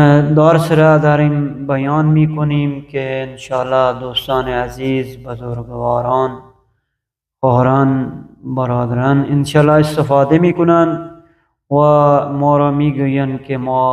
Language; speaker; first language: Persian; non-native, fluent; Urdu